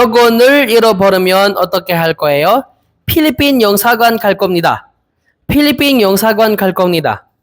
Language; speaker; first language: Korean; non-native, learner; Filipino